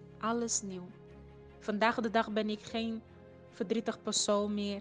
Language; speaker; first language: Dutch; non-native, fluent; Portuguese